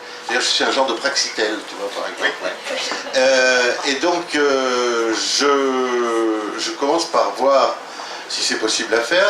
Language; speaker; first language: French; native; French